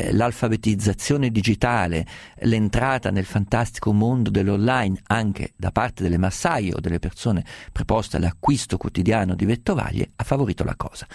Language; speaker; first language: Italian; native; Italian